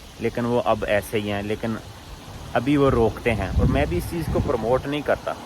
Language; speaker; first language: Urdu; non-native, local second language; Punjabi